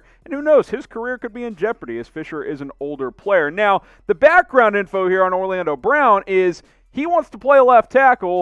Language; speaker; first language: English; native; English